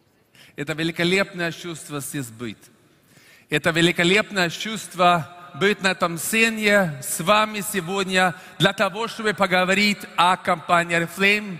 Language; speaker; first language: Russian; non-native, fluent; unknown